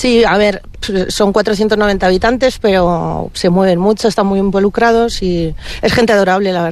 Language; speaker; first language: Spanish; native; Spanish